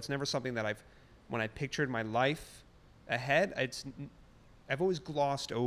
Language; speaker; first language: English; native; English